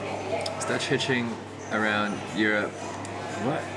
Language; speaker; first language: English; native; English